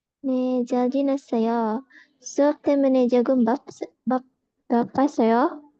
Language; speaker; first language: Korean; non-native, learner; Indonesian